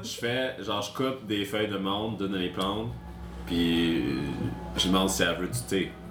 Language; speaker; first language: French; native; French